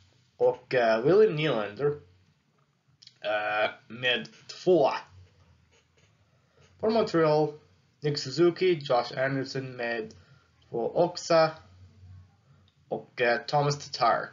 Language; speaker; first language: Swedish; non-native, learner; English